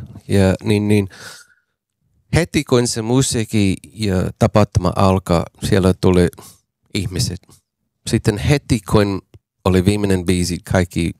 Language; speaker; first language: Finnish; non-native, fluent; English